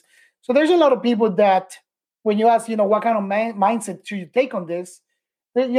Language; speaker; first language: English; native; English